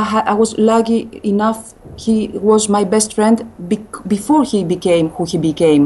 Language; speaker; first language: English; non-native, fluent; Greek